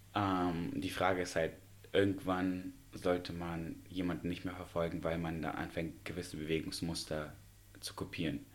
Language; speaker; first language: German; early bilingual, other home language; Russian